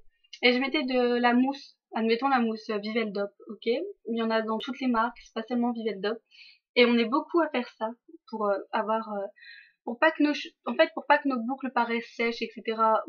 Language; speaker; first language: French; native; French